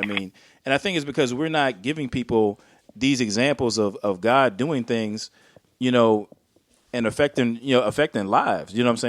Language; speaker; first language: English; native; English